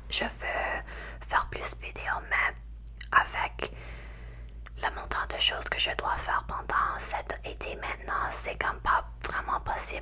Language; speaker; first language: French; non-native, learner; English